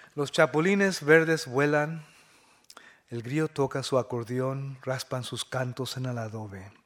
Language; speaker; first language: Spanish; early bilingual, heritage; Spanish